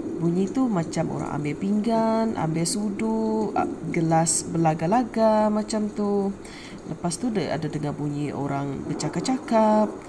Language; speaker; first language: Malay; non-native, local second language; Iban